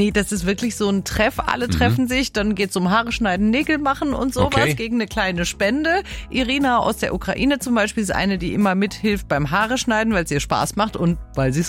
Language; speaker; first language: German; native; German